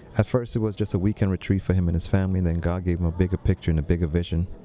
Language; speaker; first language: English; native; English